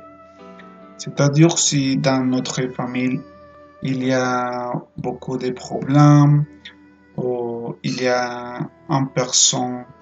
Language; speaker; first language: French; non-native, fluent; Spanish